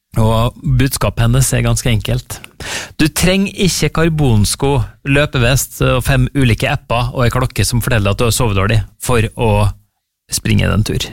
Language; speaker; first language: Norwegian; native; Norwegian